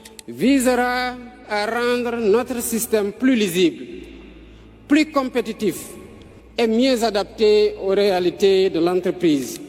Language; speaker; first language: French; non-native, local second language; Serer